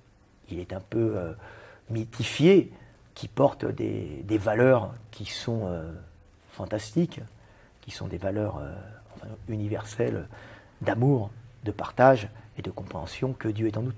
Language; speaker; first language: French; native; French